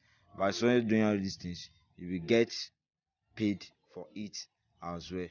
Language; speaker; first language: English; non-native, local second language; Yoruba